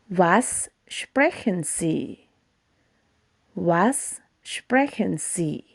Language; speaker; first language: German; non-native, fluent; Thai